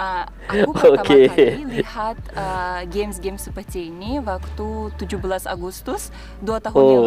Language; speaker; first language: Indonesian; non-native, fluent; Russian